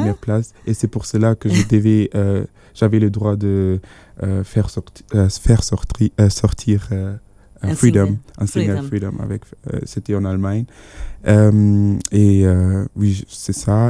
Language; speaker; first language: French; non-native, fluent; Yoruba